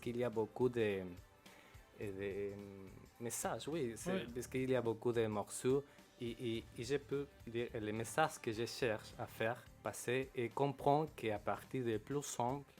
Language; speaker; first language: French; non-native, local second language; Spanish